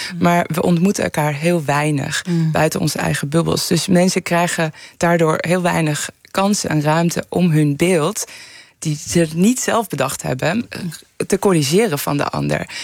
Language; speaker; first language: Dutch; early bilingual, other home language; Persian